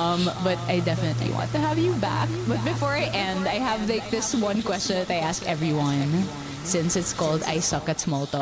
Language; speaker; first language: English; non-native, local second language; Filipino